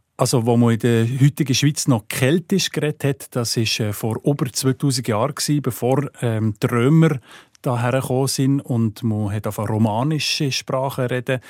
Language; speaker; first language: German; native; German